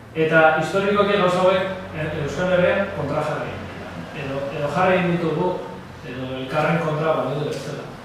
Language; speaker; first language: Basque; native; Basque